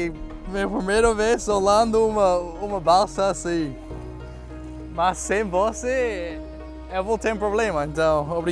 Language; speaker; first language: Portuguese; non-native, learner; English